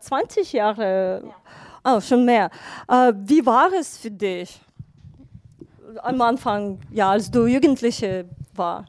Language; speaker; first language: German; non-native, fluent; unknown